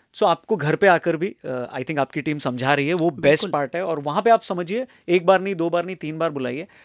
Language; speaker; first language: Hindi; native; Hindi